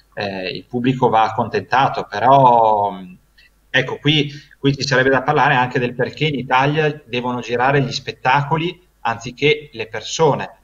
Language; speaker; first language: Italian; native; Italian